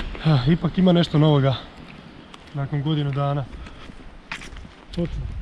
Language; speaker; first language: Croatian; native; Croatian